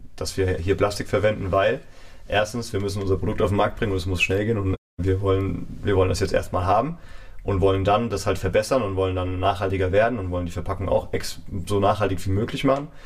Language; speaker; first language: German; native; German